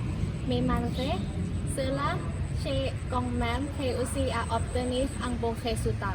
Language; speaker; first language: French; non-native, fluent; Thai